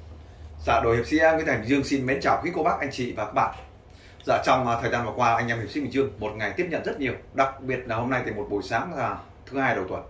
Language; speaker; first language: Vietnamese; native; Vietnamese